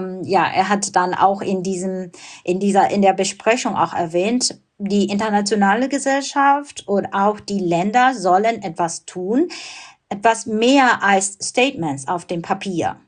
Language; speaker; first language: German; non-native, fluent; Burmese